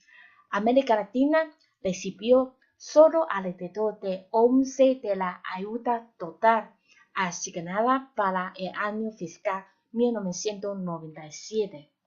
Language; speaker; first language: Spanish; non-native, fluent; Chinese